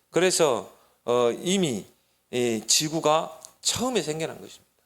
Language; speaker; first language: Korean; native; Korean